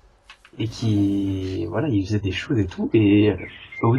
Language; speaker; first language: French; native; French